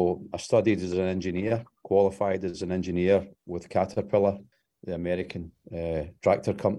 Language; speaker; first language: English; native; English